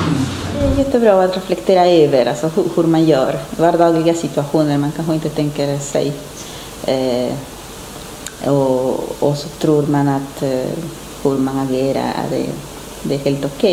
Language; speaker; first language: Swedish; native; Swedish